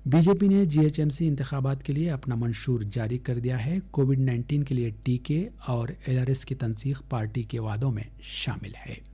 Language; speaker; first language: Urdu; native; Urdu